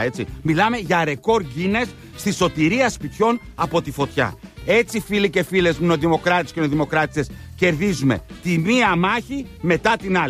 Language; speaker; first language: Greek; native; Greek